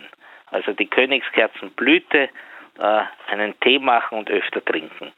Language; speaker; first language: German; native; German